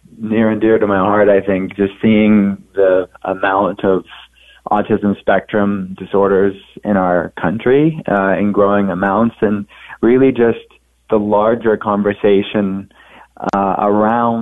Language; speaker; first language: English; native; English